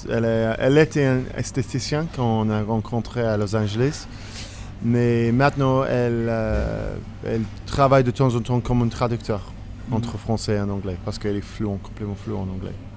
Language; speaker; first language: French; non-native, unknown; English